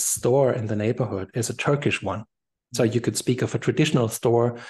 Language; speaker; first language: English; non-native, fluent; German